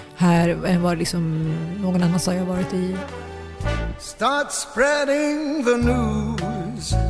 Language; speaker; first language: Swedish; early bilingual, other home language; Tigrinya